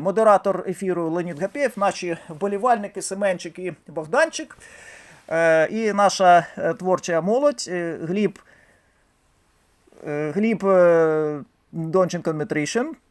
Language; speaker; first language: Ukrainian; native; Ukrainian